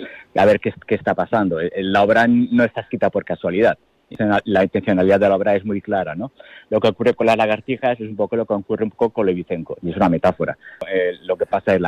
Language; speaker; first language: Spanish; native; Spanish